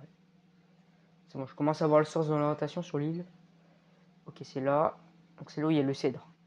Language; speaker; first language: French; native; French